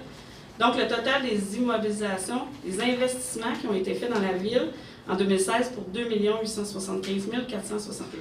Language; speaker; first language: French; native; French